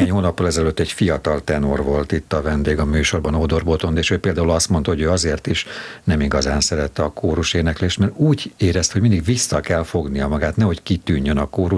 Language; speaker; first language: Hungarian; native; Hungarian